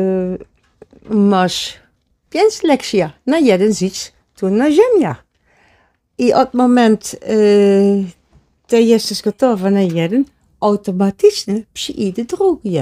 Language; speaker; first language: Polish; non-native, learner; Dutch